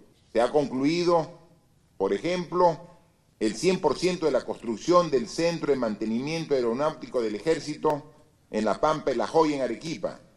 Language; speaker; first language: Spanish; native; Spanish